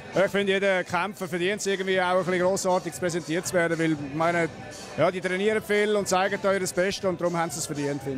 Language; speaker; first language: German; native; German